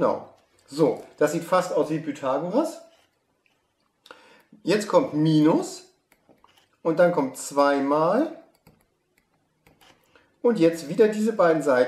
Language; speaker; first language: German; native; German